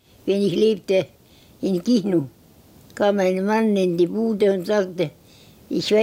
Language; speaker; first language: German; non-native, learner; Estonian